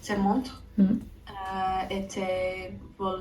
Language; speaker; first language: French; non-native, learner; English